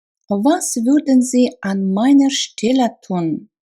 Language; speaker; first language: German; non-native, fluent; Russian